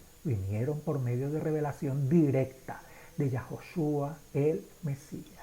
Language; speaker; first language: Spanish; native; Spanish